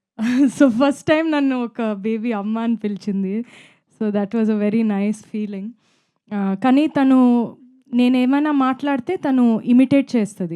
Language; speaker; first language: Telugu; non-native, fluent; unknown